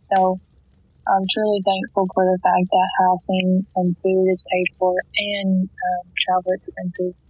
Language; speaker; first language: English; native; English